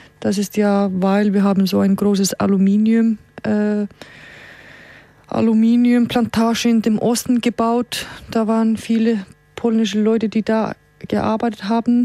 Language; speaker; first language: German; non-native, fluent; Icelandic